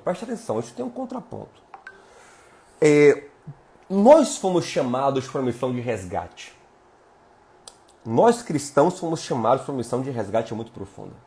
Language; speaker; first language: Portuguese; native; Portuguese